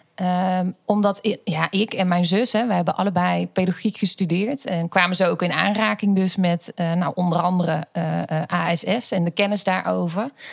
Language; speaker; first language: Dutch; native; Dutch